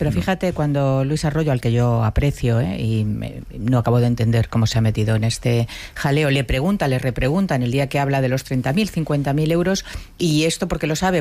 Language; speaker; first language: Spanish; native; Spanish